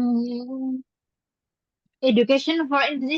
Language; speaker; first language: English; non-native, learner; Indonesian